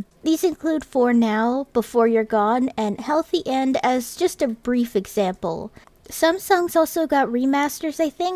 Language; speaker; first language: English; native; English